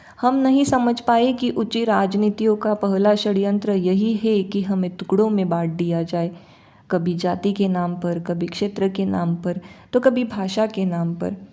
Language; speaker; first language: Hindi; native; Hindi